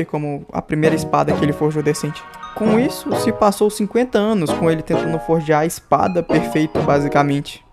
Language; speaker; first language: Portuguese; native; Portuguese